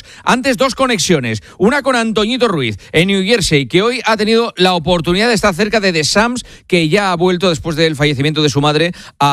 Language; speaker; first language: Spanish; native; Spanish